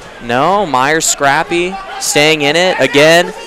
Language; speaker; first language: English; native; English